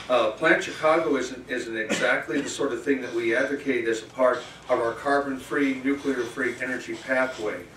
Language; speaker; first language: English; native; English